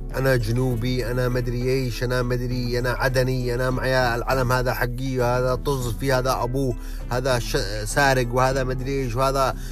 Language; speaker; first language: Arabic; early bilingual, heritage; Arabic